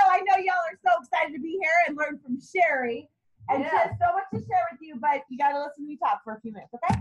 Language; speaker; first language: English; native; English